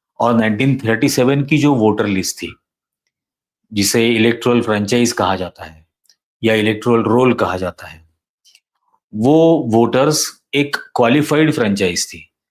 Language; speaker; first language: Hindi; non-native, local second language; Marathi